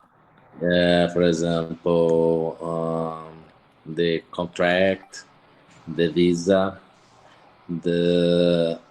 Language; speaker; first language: English; non-native, learner; Portuguese